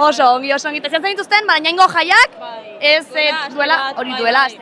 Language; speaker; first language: Basque; native; Basque